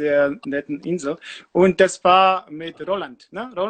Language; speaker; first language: German; non-native, learner; Polish